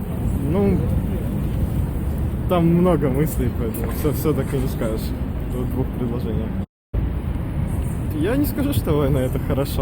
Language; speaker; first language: Russian; native; Russian